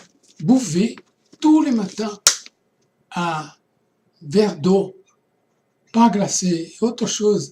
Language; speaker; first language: French; non-native, fluent; Portuguese